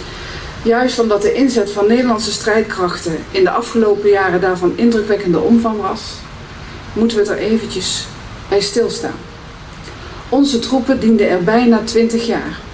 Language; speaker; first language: Dutch; native; Dutch